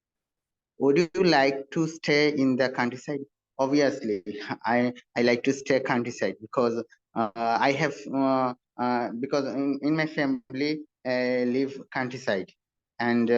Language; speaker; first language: English; non-native, learner; Bangla